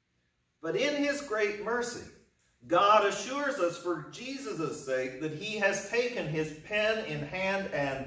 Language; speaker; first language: English; native; English